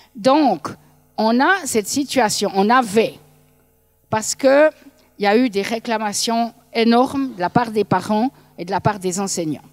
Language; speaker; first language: French; native; French